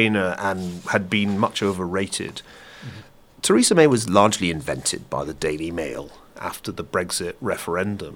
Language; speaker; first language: English; native; English